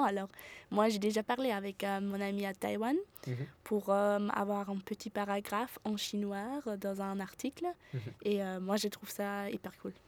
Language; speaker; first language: French; non-native, fluent; German